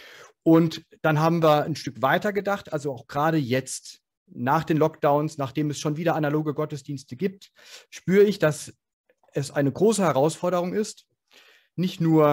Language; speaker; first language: German; native; German